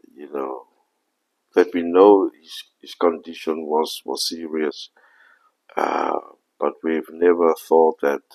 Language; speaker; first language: English; non-native, local second language; Afrikaans